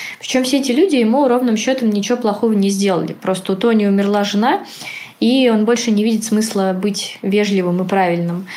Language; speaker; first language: Russian; native; Russian